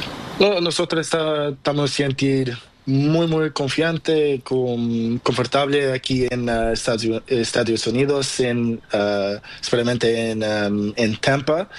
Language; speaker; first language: Spanish; non-native, learner; Portuguese